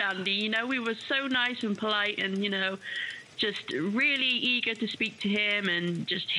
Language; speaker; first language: English; native; English